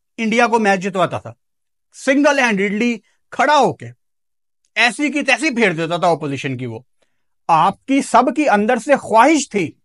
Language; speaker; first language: Urdu; non-native, local second language; Punjabi